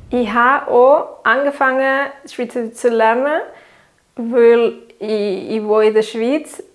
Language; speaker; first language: German; non-native, learner; Catalan